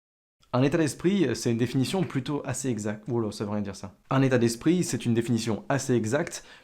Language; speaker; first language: French; native; French